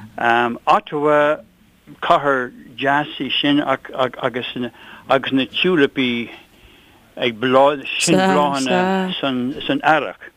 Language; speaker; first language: Irish; non-native, local second language; English